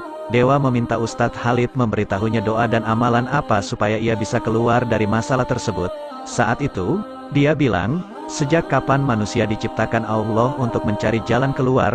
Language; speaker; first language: Indonesian; native; Indonesian